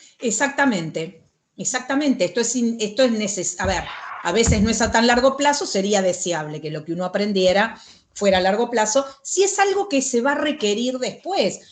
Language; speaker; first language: Spanish; native; Spanish